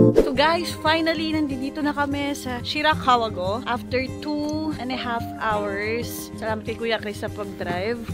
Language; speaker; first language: Filipino; native; Filipino